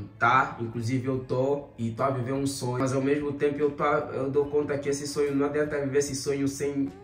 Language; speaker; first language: Portuguese; native; Portuguese